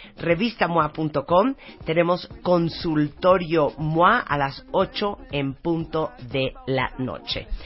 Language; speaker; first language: Spanish; native; Spanish